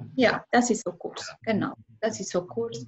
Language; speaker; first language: German; non-native, fluent; Spanish